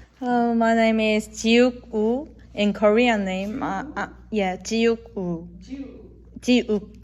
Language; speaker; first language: English; non-native, learner; Korean